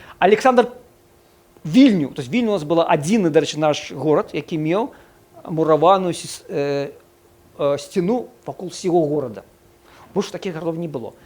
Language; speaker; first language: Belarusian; non-native, local second language; Russian